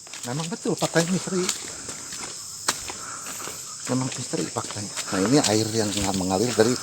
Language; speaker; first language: Indonesian; native; Indonesian